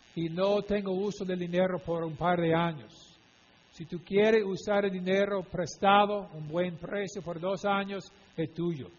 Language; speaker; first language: Spanish; non-native, fluent; English